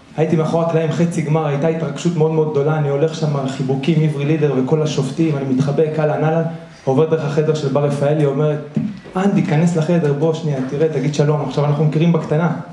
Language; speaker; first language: Hebrew; early bilingual, other home language; Spanish